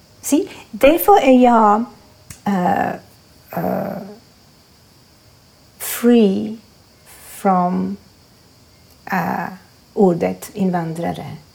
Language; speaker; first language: Swedish; non-native, fluent; Croatian